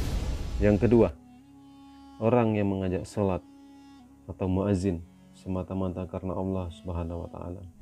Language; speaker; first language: Indonesian; native; Indonesian